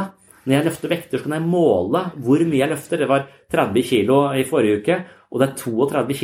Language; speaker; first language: Norwegian; native; Norwegian